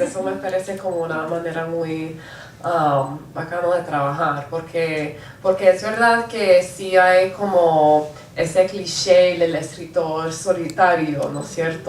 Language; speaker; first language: Spanish; non-native, local second language; English